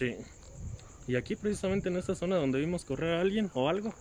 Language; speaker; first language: Spanish; native; Spanish